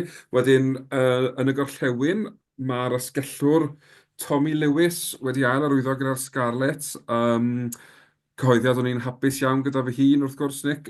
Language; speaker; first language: Welsh; native; Welsh